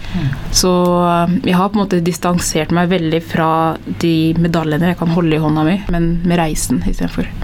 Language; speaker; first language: Norwegian; early bilingual, other home language; Tigrinya